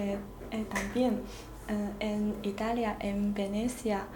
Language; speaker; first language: Spanish; non-native, learner; Chinese